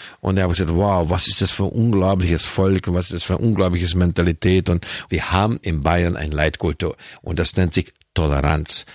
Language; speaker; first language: German; non-native, fluent; Hungarian